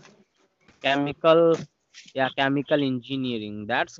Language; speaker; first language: English; non-native, learner; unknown